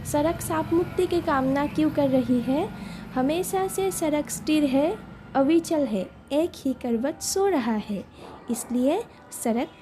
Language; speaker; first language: Hindi; non-native, local second language; Assamese